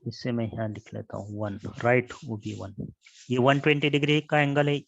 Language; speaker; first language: Hindi; non-native, local second language; Marathi